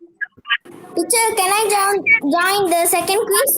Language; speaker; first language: English; non-native, local second language; Tamil